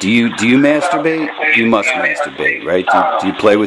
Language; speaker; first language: English; native; English